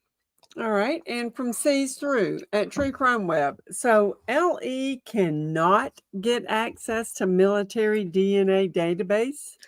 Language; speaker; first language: English; native; English